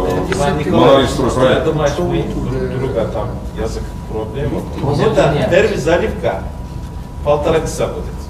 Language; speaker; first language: Russian; non-native, learner; Turkish